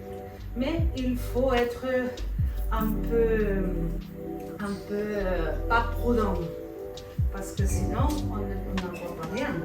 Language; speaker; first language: French; non-native, fluent; Spanish